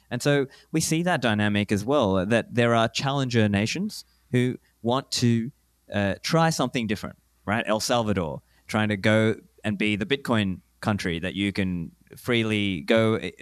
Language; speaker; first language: English; native; English